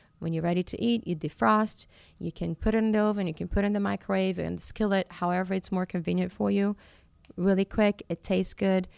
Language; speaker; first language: English; non-native, fluent; Portuguese